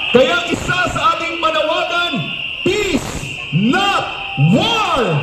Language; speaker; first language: Filipino; native; Filipino